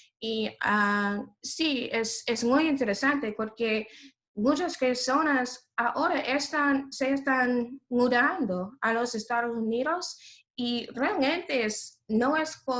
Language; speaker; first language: Spanish; non-native, fluent; English